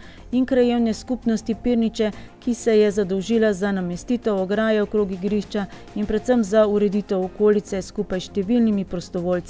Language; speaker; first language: Slovenian; native; Slovenian